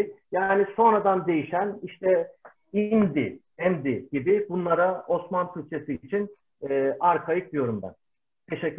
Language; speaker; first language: Turkish; native; Turkish